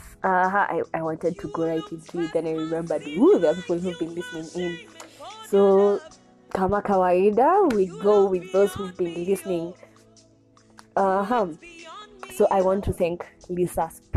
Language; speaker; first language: English; non-native, local second language; Swahili